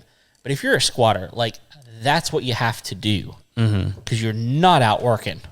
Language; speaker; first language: English; native; English